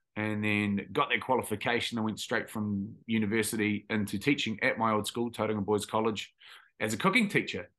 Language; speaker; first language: English; native; English